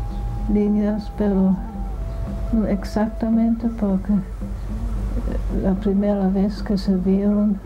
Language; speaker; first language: Spanish; non-native, fluent; German